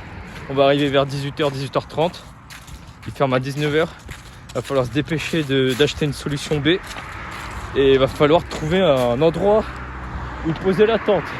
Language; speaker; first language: French; native; French